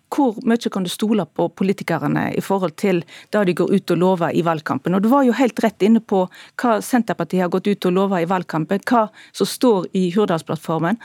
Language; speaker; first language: Norwegian; native; Norwegian